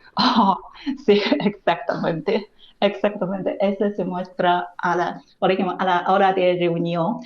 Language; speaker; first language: Spanish; non-native, fluent; Chinese